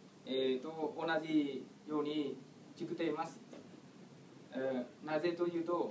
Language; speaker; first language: Japanese; non-native, learner; Vietnamese